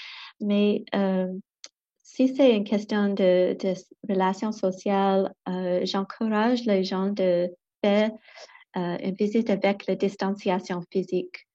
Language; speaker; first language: French; non-native, local second language; English